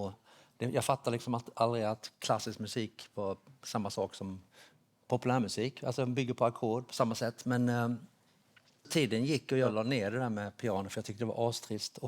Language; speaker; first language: Swedish; native; Swedish